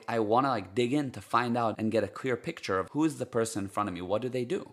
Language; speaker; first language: English; early bilingual, other home language; Hebrew